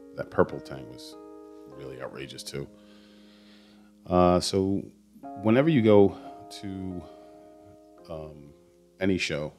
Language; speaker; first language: English; native; English